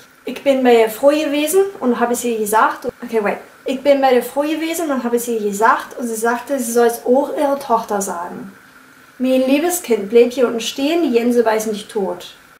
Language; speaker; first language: German; non-native, fluent; English